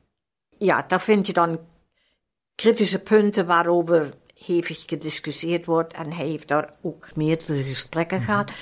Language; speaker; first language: Dutch; non-native, fluent; German